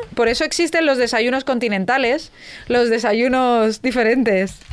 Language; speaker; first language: Spanish; native; Spanish